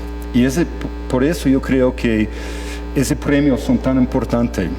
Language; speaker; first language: Spanish; non-native, fluent; English